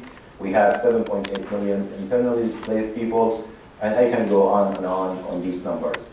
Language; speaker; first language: English; non-native, fluent; Arabic